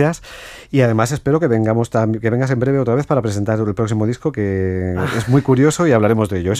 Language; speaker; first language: Spanish; native; Spanish